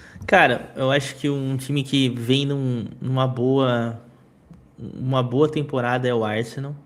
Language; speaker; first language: Portuguese; native; Portuguese